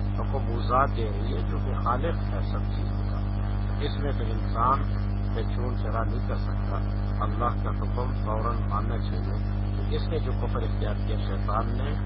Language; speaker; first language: Urdu; non-native, local second language; Pashto